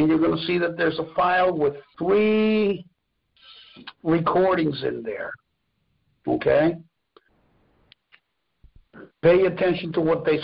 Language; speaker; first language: English; non-native, fluent; Spanish